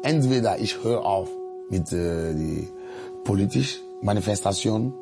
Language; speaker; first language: German; non-native, learner; Ewe